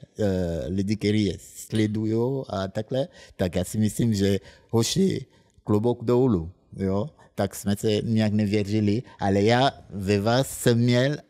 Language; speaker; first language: Czech; non-native, fluent; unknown